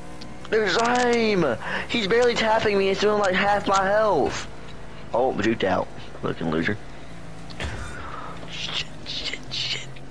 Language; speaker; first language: English; native; English